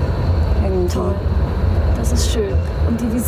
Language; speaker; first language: German; native; German